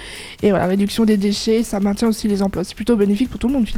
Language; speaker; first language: French; native; French